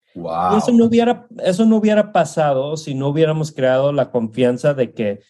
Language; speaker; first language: Spanish; early bilingual, heritage; Spanish